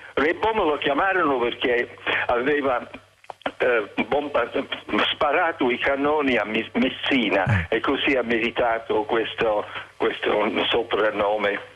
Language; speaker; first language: Italian; non-native, fluent; English